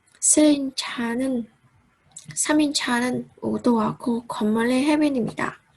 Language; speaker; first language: Korean; non-native, learner; Vietnamese